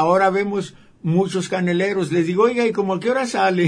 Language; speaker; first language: Spanish; native; Spanish